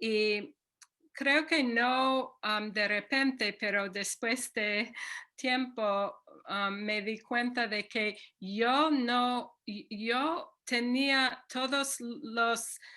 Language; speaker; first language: Spanish; non-native, fluent; English